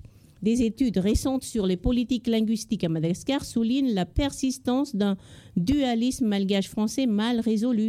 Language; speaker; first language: French; non-native, local second language; Malagasy